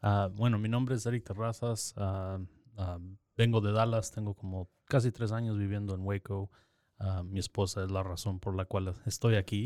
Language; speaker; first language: Spanish; early bilingual, other home language; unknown